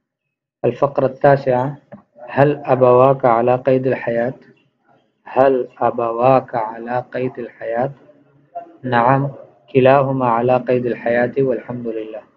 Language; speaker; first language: Arabic; non-native, fluent; Urdu